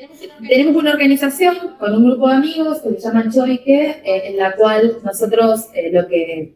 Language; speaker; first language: Spanish; native; Spanish